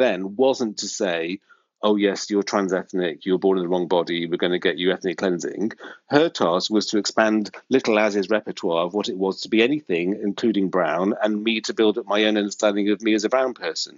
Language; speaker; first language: English; native; English